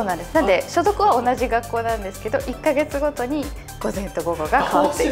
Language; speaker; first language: Japanese; native; Japanese